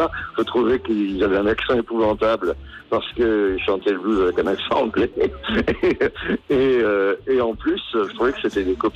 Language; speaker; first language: French; native; French